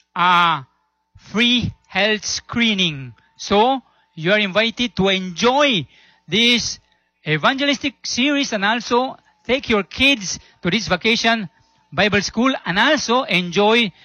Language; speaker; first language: English; non-native, local second language; Spanish